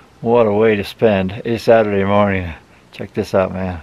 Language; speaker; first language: English; native; English